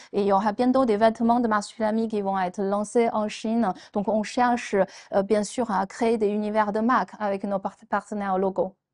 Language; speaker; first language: French; non-native, fluent; Chinese